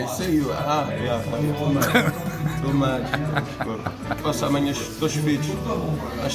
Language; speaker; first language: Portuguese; non-native, local second language; Kabuverdianu